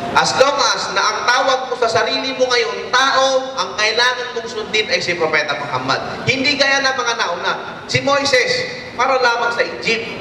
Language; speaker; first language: Filipino; non-native, local second language; Waray